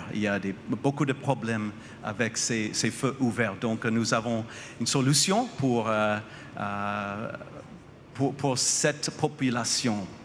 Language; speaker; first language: French; non-native, fluent; English